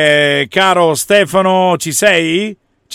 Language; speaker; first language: Italian; native; Italian